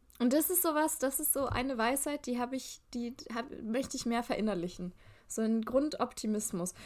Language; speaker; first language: German; native; German